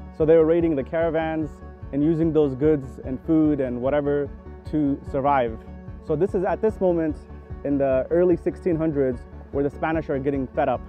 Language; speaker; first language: English; native; English